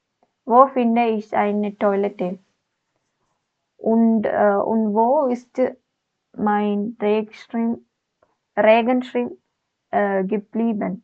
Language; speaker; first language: German; non-native, learner; Malayalam